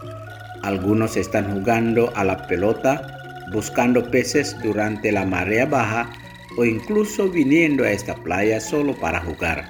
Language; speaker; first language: Spanish; non-native, fluent; Indonesian